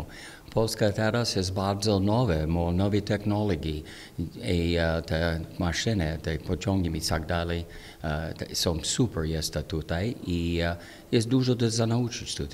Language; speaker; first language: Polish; non-native, learner; English